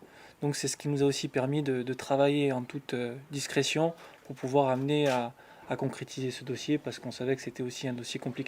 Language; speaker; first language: French; native; French